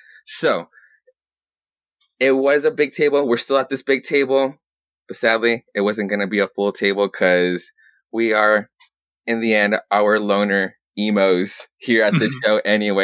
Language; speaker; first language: English; early bilingual, other home language; Spanish